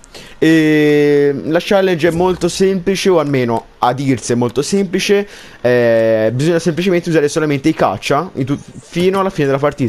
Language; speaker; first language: Italian; native; Italian